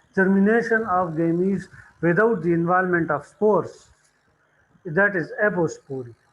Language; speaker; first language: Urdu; non-native, local second language; Pashto